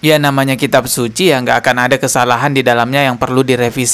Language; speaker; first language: Indonesian; native; Indonesian